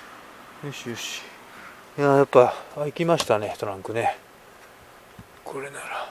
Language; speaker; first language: Japanese; native; Japanese